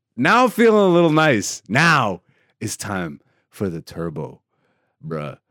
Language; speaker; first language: English; non-native, fluent; Greek